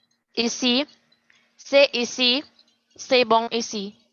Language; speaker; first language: French; non-native, learner; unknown